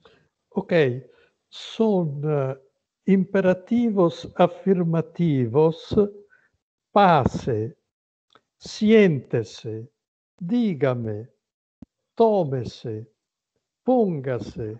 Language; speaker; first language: Spanish; non-native, learner; Italian